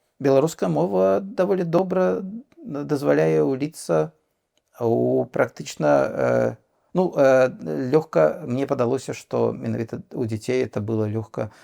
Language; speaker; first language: Belarusian; non-native, local second language; Russian